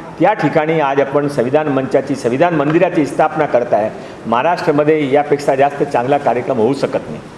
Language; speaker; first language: Marathi; non-native, local second language; Hindi